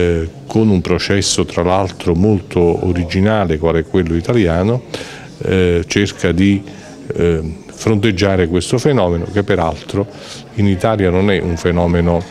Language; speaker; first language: Italian; native; Italian